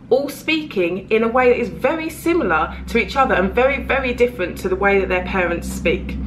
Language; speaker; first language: English; native; English